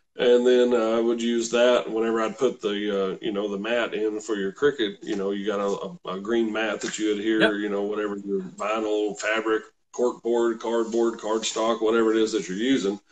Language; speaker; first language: English; native; English